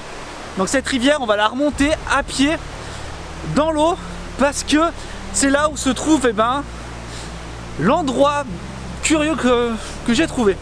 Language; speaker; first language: French; native; French